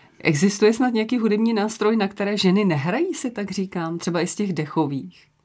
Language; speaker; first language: Czech; native; Czech